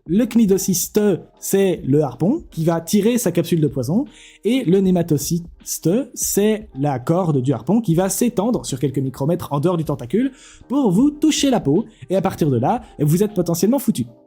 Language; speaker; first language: French; native; French